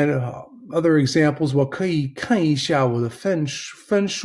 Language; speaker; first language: Chinese; non-native, fluent; English